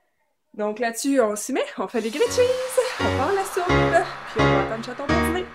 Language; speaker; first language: French; native; French